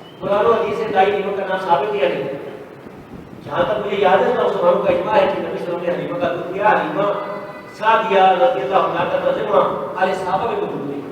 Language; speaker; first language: Urdu; non-native, local second language; Pashto